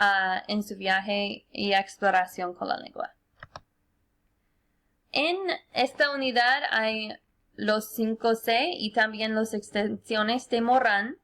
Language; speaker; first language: Spanish; non-native, fluent; English